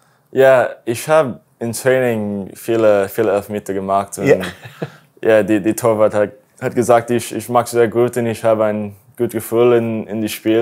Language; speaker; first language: German; non-native, learner; English